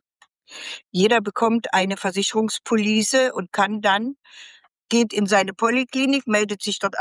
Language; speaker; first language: German; native; German